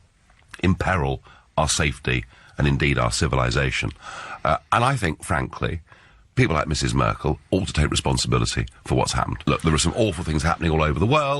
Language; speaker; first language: English; native; English